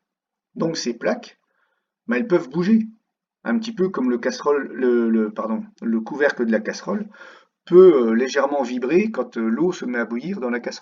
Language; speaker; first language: French; native; French